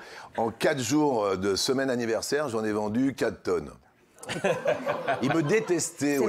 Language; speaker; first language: French; native; French